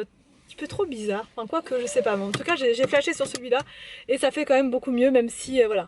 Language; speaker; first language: French; native; French